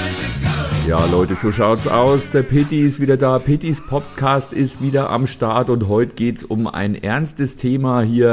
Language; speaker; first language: German; native; German